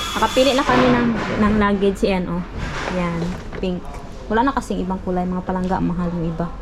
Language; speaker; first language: Filipino; non-native, local second language; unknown